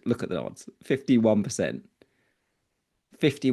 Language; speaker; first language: English; native; English